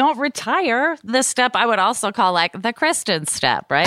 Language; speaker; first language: English; native; English